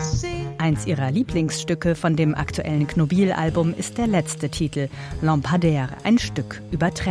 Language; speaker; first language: German; native; German